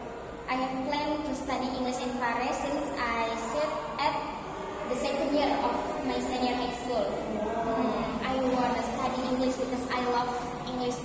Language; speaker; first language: English; non-native, learner; Indonesian